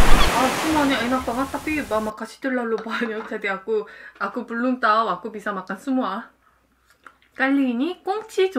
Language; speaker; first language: Indonesian; non-native, fluent; Korean